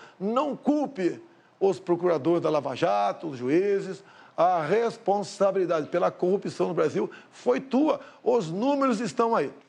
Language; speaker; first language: Portuguese; native; Portuguese